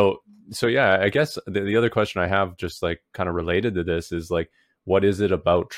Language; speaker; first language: English; native; English